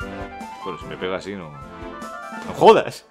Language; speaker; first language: Spanish; native; Spanish